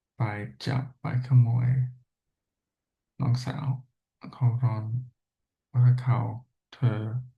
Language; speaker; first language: Thai; non-native, learner; English